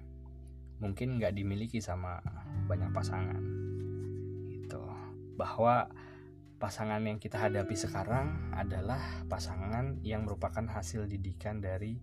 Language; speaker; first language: Indonesian; native; Indonesian